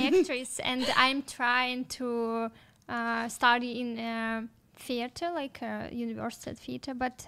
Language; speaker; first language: English; non-native, learner; Russian